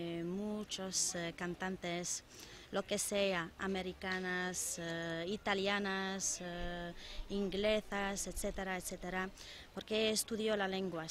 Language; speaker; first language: Spanish; non-native, fluent; Arabic